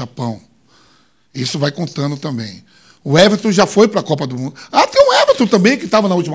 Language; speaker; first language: Portuguese; native; Portuguese